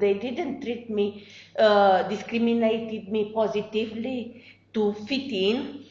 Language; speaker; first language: English; non-native, fluent; Romanian